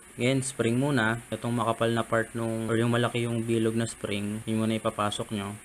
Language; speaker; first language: Filipino; native; Filipino